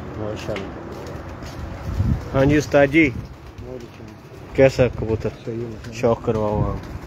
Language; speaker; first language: Hindi; non-native, local second language; Punjabi